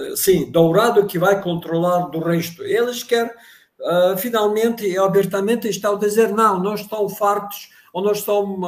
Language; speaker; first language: Portuguese; non-native, fluent; Russian